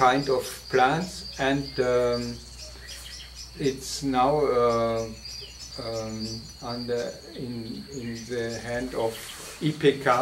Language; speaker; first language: English; non-native, fluent; German